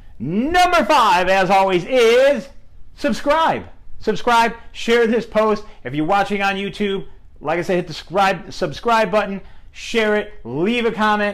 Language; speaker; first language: English; native; English